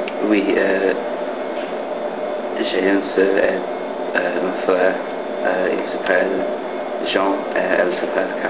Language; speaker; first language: French; non-native, learner; English